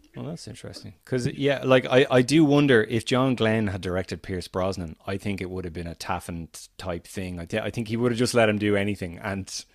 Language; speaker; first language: English; native; English